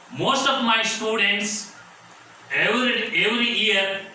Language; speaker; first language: English; non-native, local second language; Kannada